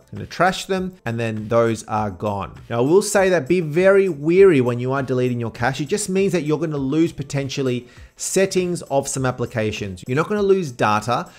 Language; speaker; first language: English; native; English